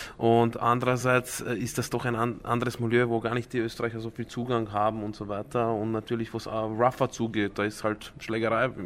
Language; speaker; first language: German; early bilingual, other home language; Croatian